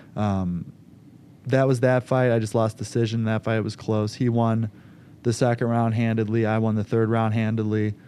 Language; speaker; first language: English; native; English